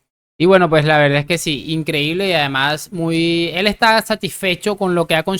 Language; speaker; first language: Spanish; native; Spanish